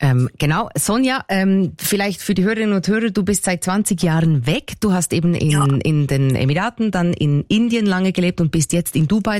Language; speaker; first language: German; native; German